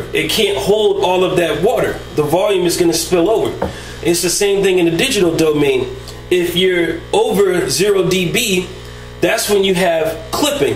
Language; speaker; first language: English; native; English